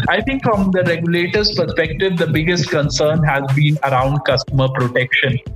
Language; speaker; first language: English; non-native, local second language; Hindi